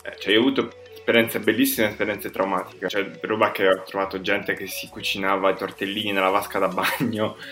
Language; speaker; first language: Italian; native; Italian